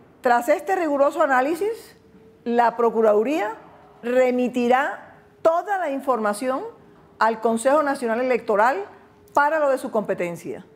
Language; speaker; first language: Spanish; native; Spanish